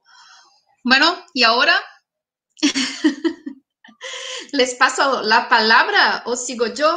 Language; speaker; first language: Spanish; non-native, fluent; Portuguese